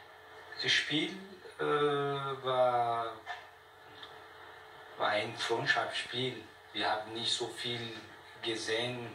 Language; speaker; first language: German; non-native, fluent; Portuguese